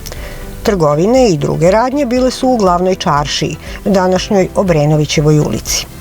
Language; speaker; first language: Serbian; native; Serbian